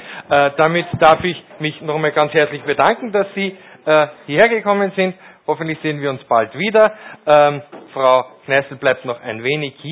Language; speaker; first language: German; native; German